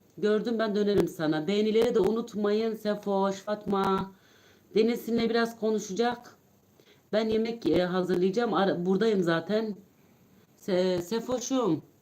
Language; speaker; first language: Turkish; native; Turkish